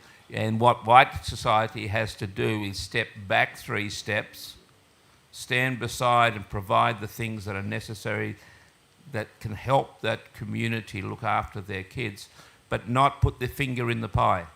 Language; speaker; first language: English; native; English